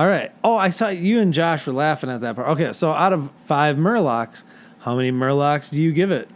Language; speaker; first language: English; native; English